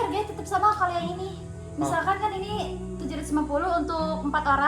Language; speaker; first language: Indonesian; native; Indonesian